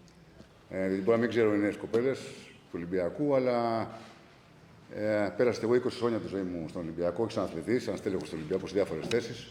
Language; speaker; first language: Greek; native; Greek